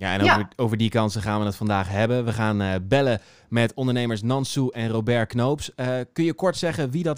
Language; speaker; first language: Dutch; native; Dutch